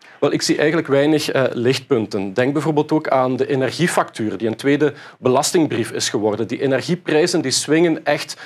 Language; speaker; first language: Dutch; native; Dutch